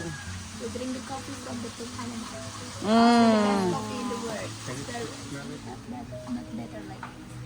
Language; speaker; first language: English; non-native, learner; Indonesian